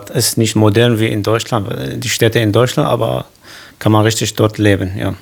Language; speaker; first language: German; non-native, learner; Kurdish